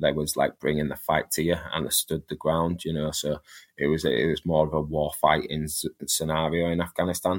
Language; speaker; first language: English; native; English